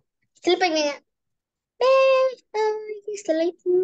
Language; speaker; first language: English; non-native, learner; Vietnamese